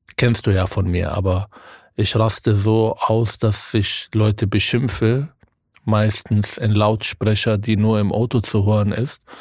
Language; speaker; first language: German; non-native, fluent; Arabic